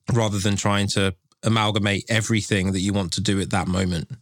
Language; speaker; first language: English; native; English